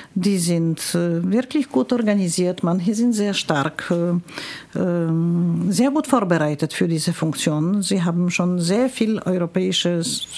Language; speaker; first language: German; non-native, fluent; Polish